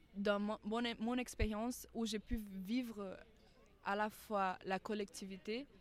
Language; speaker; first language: French; non-native, fluent; Portuguese